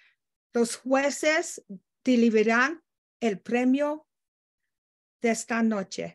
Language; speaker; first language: Spanish; non-native, learner; English